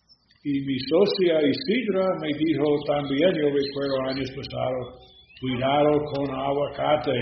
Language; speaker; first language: Spanish; non-native, learner; English